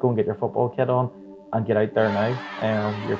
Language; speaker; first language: English; native; English